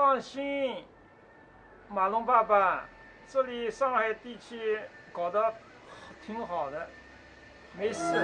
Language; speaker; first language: Chinese; native; Chinese